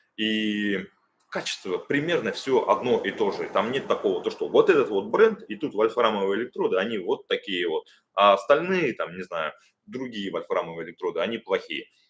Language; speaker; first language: Russian; native; Russian